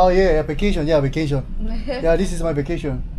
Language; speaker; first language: English; non-native, learner; Korean